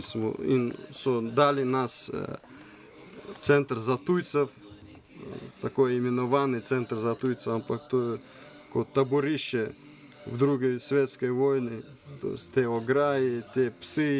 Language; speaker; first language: Slovenian; non-native, learner; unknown